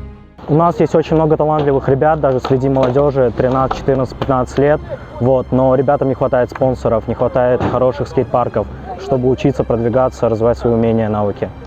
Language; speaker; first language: Russian; native; Russian